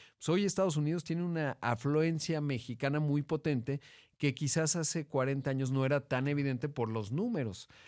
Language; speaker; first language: Spanish; native; Spanish